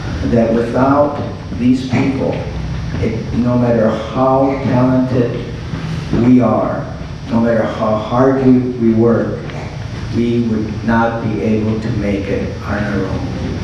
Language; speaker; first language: English; early bilingual, other home language; Spanish